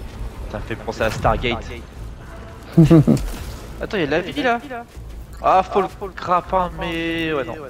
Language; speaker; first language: French; native; French